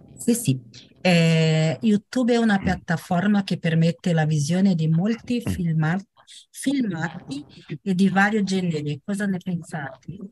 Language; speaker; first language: Italian; non-native, fluent; Portuguese